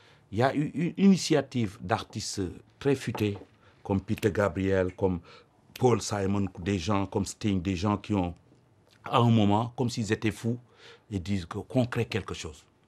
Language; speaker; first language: French; non-native, local second language; Wolof